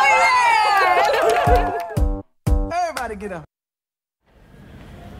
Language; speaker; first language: Spanish; native; Spanish